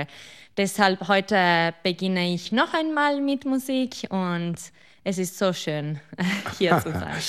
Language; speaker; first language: German; non-native, fluent; Italian